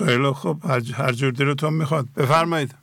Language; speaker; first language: Persian; native; Persian